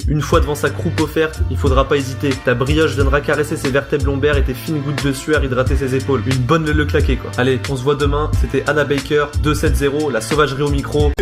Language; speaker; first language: French; native; French